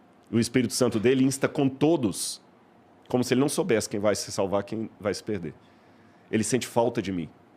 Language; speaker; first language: Portuguese; native; Portuguese